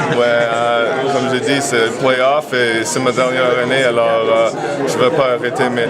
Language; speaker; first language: French; non-native, local second language; English